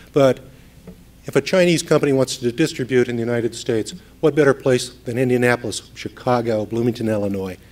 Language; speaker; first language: English; native; English